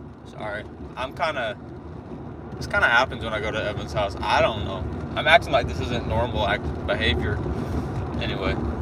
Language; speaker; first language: English; native; English